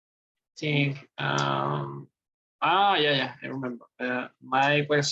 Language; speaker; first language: English; non-native, learner; Spanish